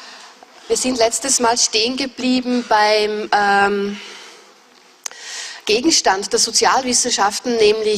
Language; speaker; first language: German; native; German